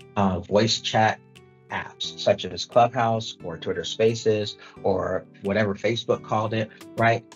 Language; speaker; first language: English; native; English